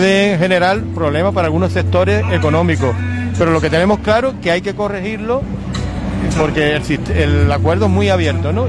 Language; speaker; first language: Spanish; native; Spanish